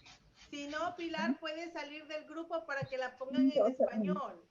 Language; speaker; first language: Spanish; native; Spanish